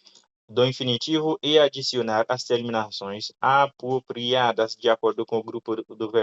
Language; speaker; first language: Portuguese; non-native, fluent; Haitian Creole